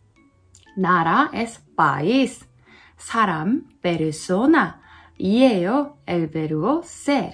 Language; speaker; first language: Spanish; non-native, learner; Korean